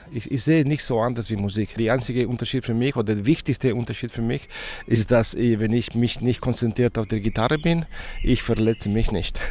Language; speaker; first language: German; non-native, fluent; Spanish